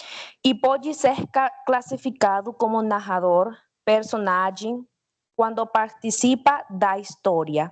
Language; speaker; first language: Portuguese; non-native, learner; Spanish